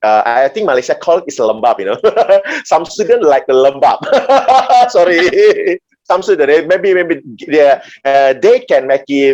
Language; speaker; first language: English; non-native, learner; Indonesian